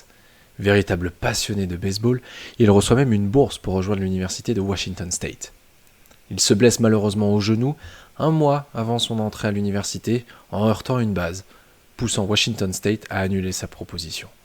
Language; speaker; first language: French; native; French